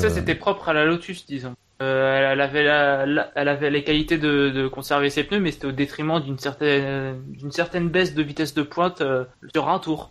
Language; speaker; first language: French; native; French